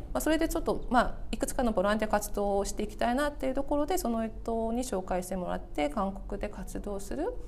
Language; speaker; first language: Japanese; non-native, fluent; Korean